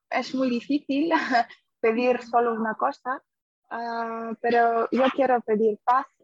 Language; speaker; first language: Spanish; non-native, fluent; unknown